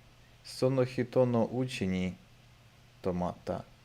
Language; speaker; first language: Japanese; non-native, learner; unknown